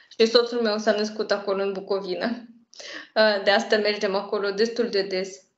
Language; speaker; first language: Romanian; non-native, fluent; Russian